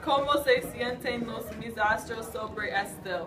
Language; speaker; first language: Spanish; non-native, learner; English